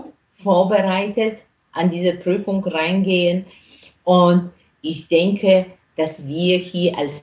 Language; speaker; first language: German; non-native, fluent; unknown